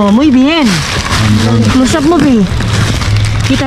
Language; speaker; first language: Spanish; non-native, learner; Filipino